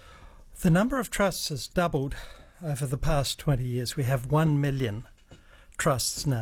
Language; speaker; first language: English; native; English